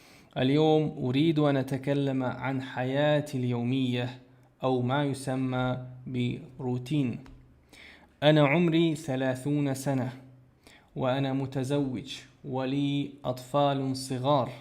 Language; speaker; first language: Arabic; non-native, fluent; Chechen